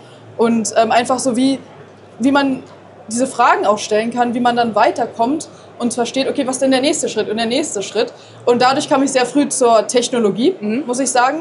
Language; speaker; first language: German; native; German